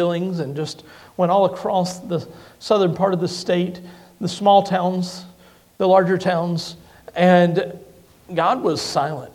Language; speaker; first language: English; native; English